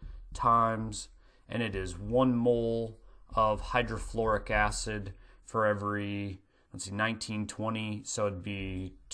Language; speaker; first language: English; native; English